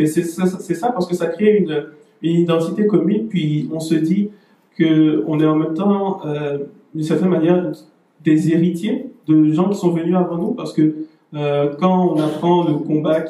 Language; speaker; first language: French; native; French